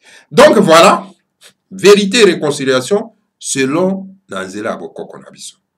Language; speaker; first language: French; non-native, local second language; Lingala